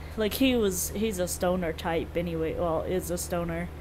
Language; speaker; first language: English; native; English